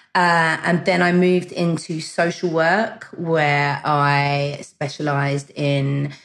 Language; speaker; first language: English; early bilingual, other home language; German